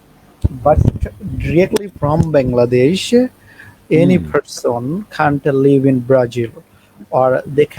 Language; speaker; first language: English; non-native, learner; Bangla